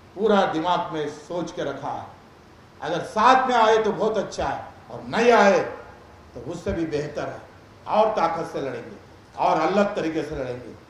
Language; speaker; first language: Hindi; non-native, local second language; Marathi